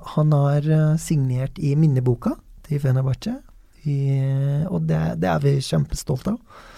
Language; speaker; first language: Norwegian; non-native, fluent; Turkish